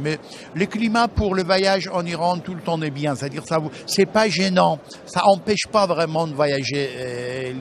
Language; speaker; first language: French; non-native, fluent; Persian